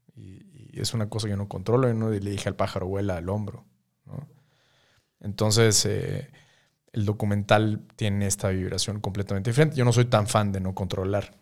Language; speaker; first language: Spanish; native; Spanish